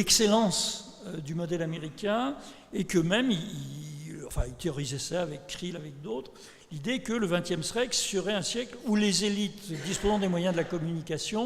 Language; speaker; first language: French; native; French